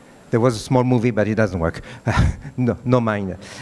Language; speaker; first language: English; non-native, fluent; French